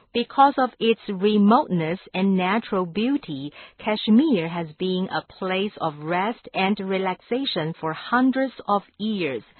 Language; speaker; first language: English; non-native, fluent; Chinese